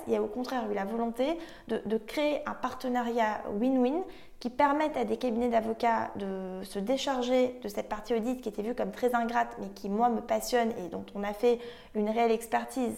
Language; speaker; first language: French; native; French